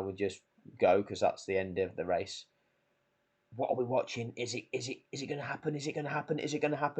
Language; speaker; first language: English; native; English